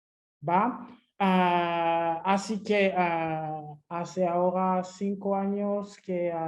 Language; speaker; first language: Spanish; non-native, fluent; French